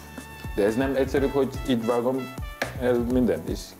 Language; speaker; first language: Hungarian; non-native, learner; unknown